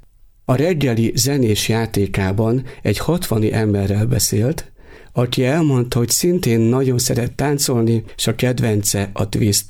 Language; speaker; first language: Hungarian; native; Hungarian